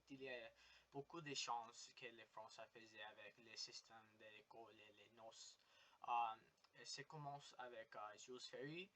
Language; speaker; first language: French; non-native, learner; English